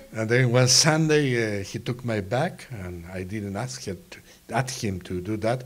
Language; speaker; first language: English; non-native, fluent; Spanish